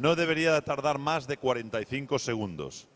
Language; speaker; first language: Spanish; native; Spanish